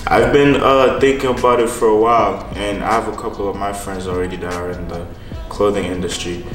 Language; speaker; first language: English; non-native, fluent; Haitian Creole